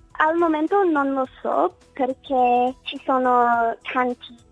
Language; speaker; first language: Italian; non-native, learner; English